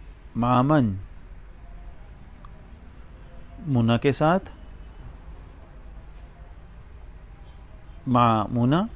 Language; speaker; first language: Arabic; non-native, fluent; Urdu